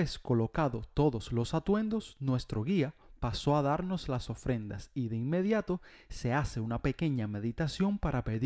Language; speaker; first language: Spanish; native; Spanish